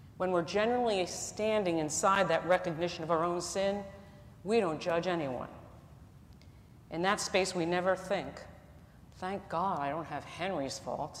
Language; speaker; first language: English; native; English